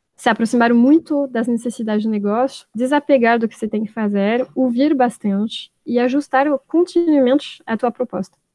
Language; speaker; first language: Portuguese; non-native, fluent; French